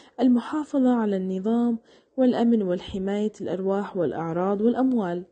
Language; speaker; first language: Arabic; native; Arabic